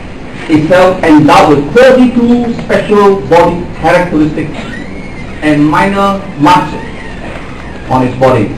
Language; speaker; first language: English; non-native, local second language; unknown